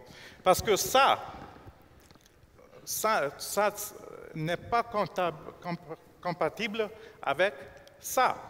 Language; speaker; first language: French; non-native, fluent; English